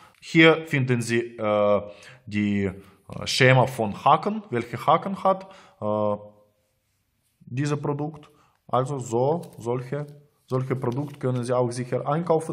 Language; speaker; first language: German; non-native, learner; Russian